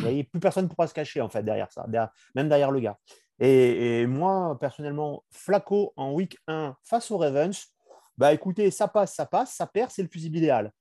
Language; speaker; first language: French; native; French